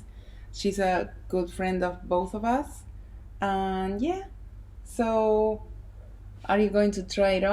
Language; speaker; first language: English; non-native, fluent; Spanish